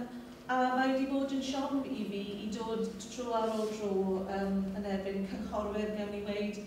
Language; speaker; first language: Welsh; native; Welsh